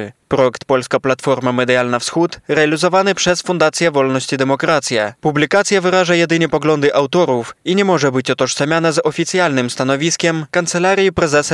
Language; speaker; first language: Polish; native; Polish